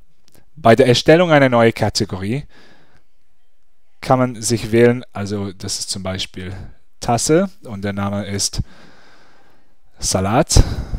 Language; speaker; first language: German; non-native, fluent; English